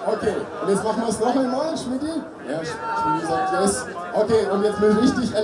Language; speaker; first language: German; native; German